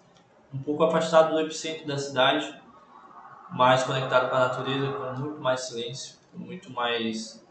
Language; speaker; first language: Portuguese; native; Portuguese